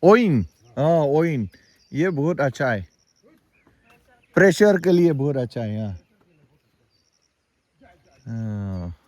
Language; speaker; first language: Hindi; non-native, local second language; Khasi